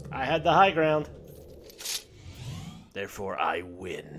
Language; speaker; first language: English; native; English